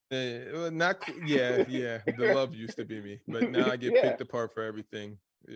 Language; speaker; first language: English; native; English